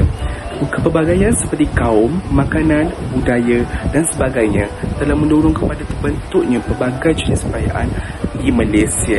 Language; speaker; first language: Malay; native; Malay